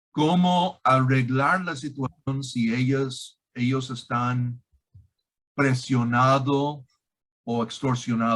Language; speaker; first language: Spanish; non-native, fluent; English